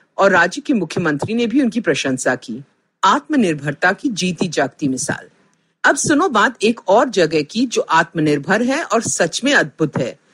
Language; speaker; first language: Hindi; non-native, local second language; Punjabi